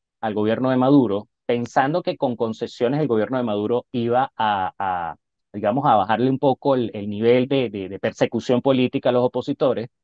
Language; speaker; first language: Spanish; native; Spanish